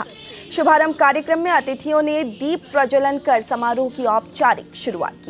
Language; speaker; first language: Hindi; native; Hindi